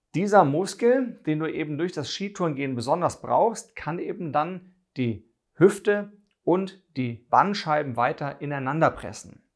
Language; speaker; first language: German; native; German